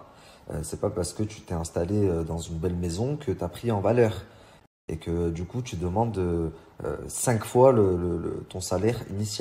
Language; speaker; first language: French; native; French